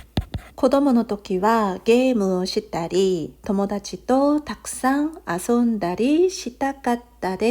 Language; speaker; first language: Japanese; non-native, fluent; Korean